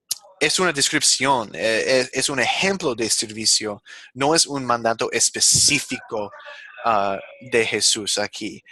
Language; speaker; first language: Spanish; non-native, fluent; English